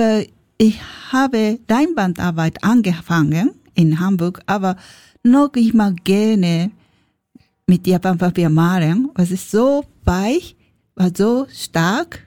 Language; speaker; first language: German; non-native, learner; Japanese